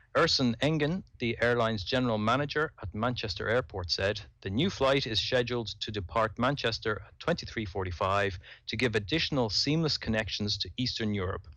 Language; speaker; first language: English; native; English